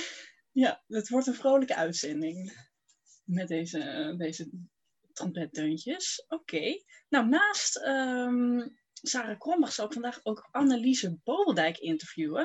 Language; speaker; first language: Dutch; native; Dutch